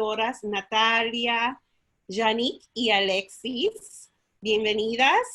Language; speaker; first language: Spanish; early bilingual, heritage; Spanish